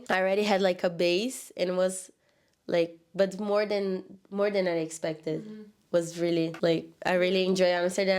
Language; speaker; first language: English; non-native, learner; Portuguese